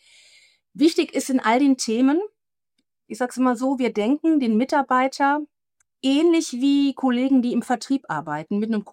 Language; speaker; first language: German; native; German